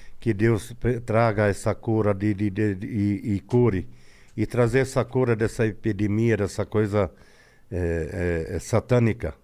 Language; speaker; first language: Portuguese; non-native, fluent; Arabic